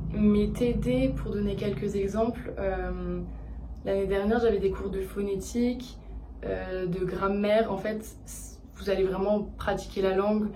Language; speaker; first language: French; native; French